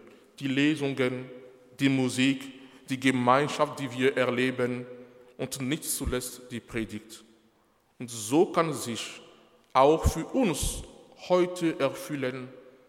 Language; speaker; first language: German; non-native, fluent; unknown